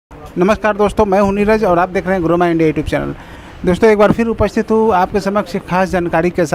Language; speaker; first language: Hindi; native; Hindi